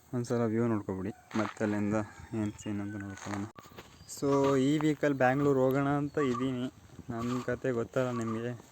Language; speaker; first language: Kannada; native; Kannada